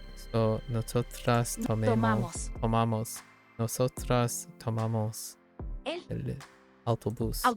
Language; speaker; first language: Spanish; non-native, learner; English